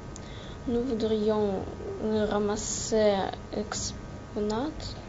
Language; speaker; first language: French; non-native, learner; Russian